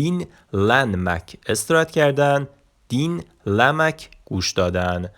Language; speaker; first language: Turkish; non-native, fluent; Persian